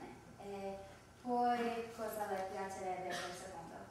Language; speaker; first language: Italian; non-native, learner; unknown